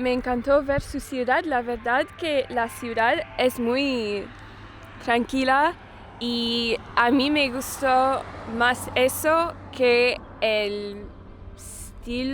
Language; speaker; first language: Spanish; non-native, learner; English